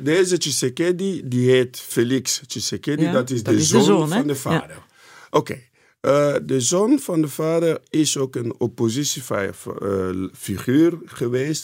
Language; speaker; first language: Dutch; non-native, fluent; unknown